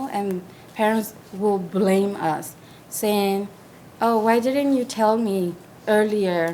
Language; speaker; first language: English; non-native, fluent; Burmese